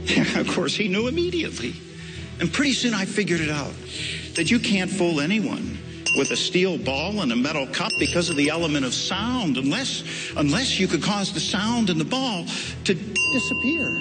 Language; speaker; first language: English; native; English